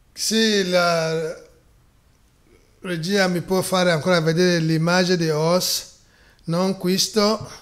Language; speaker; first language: Italian; non-native, fluent; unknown